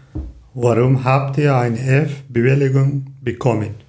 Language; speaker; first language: German; non-native, learner; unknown